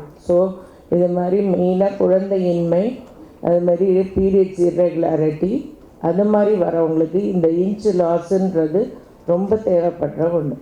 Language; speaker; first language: Tamil; native; Tamil